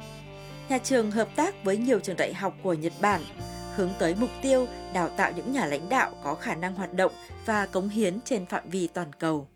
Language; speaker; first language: Vietnamese; native; Vietnamese